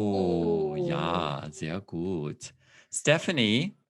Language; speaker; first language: German; non-native, fluent; English